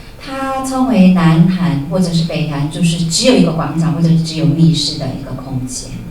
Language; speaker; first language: Chinese; native; Chinese